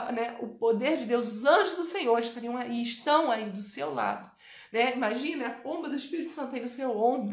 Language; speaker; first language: Portuguese; native; Portuguese